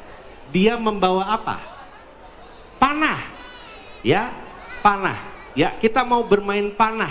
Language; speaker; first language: Indonesian; native; Indonesian